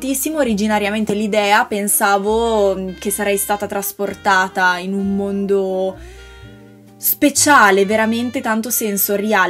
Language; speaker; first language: Italian; native; Italian